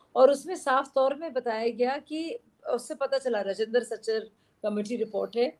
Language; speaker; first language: Hindi; native; Hindi